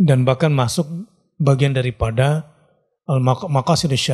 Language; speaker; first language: Indonesian; native; Indonesian